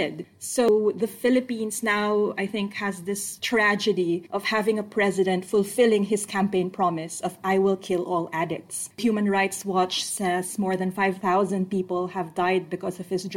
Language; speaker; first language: English; non-native, local second language; Filipino